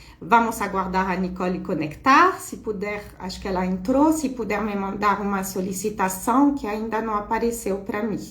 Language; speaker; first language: Portuguese; non-native, fluent; French